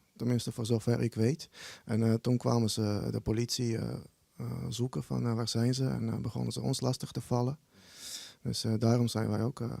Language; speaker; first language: Dutch; early bilingual, other home language; Armenian